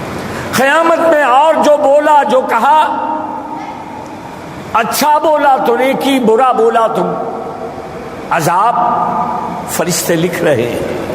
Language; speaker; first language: Urdu; native; Urdu